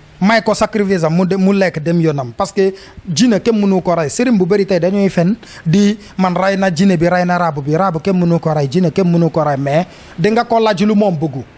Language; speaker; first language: Wolof; non-native, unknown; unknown